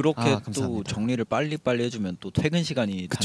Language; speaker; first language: Korean; native; Korean